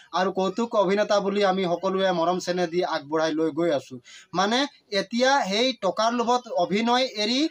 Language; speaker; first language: Assamese; non-native, local second language; Sadri